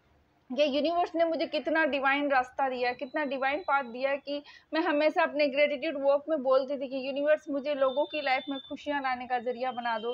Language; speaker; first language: Hindi; native; Hindi